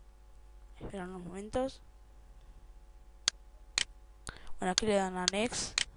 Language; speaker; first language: Spanish; native; Spanish